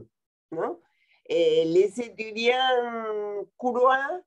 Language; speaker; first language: French; non-native, fluent; Spanish